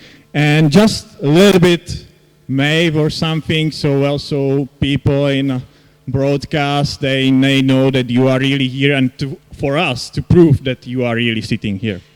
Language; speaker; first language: English; non-native, fluent; Czech